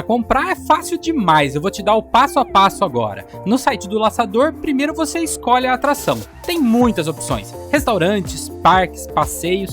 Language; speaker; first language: Portuguese; native; Portuguese